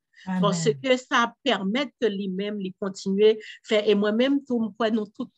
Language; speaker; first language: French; non-native, local second language; Haitian Creole